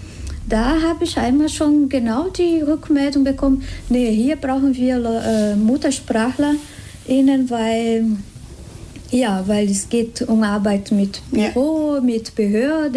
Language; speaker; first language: German; non-native, fluent; Spanish